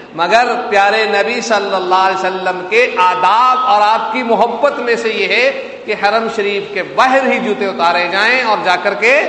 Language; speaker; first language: Urdu; native; Urdu